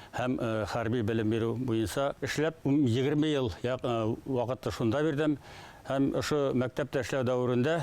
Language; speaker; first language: Tatar; non-native, local second language; Bashkir